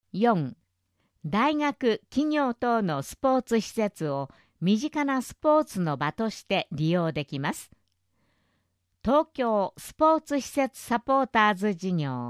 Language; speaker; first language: Japanese; native; Japanese